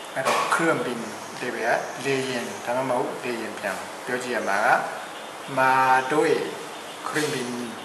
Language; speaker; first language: Burmese; native; Burmese